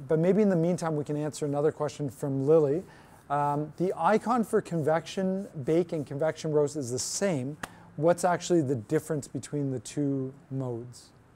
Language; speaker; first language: English; native; English